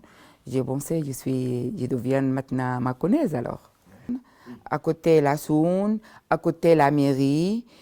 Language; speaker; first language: French; non-native, learner; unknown